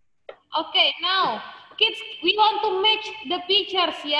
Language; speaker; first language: English; non-native, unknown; Indonesian